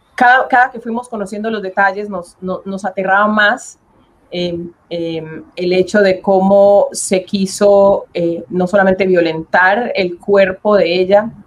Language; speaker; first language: Spanish; native; Spanish